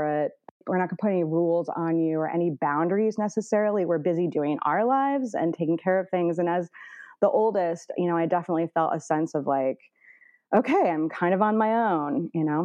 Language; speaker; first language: English; native; English